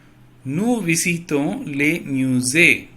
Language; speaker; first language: French; non-native, fluent; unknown